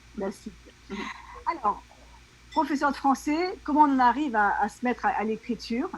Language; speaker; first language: French; native; French